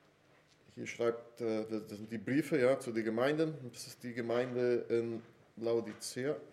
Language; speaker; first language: German; non-native, fluent; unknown